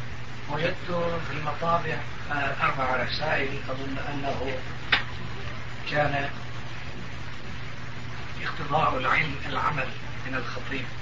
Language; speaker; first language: Arabic; non-native, fluent; Turkish